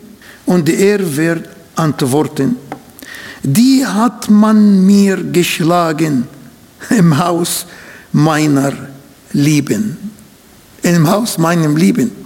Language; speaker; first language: German; non-native, fluent; Arabic